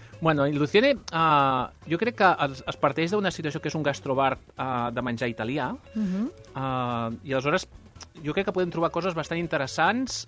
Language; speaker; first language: Catalan; non-native, local second language; Spanish